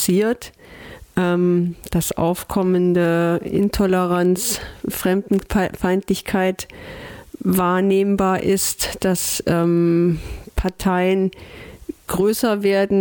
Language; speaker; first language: German; native; German